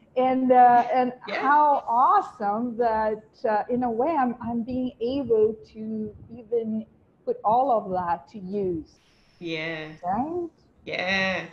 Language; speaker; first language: English; non-native, fluent; Portuguese